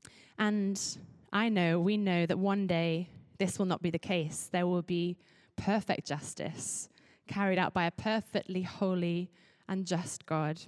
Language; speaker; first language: English; native; English